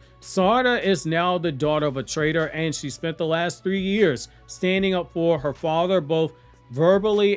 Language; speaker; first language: English; native; English